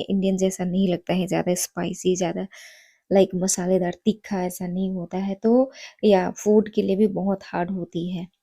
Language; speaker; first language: Hindi; non-native, local second language; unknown